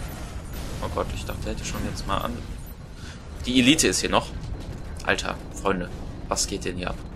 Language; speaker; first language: German; native; German